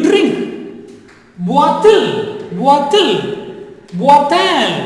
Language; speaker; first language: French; non-native, fluent; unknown